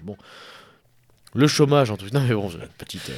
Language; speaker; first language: French; native; French